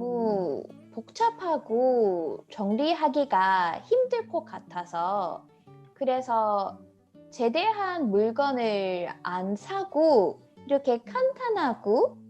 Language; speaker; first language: Korean; non-native, fluent; English